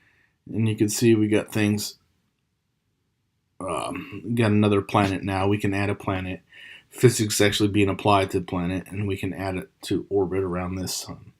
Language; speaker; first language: English; native; English